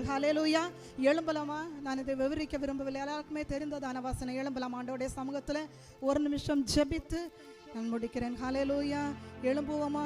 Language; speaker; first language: Tamil; native; Tamil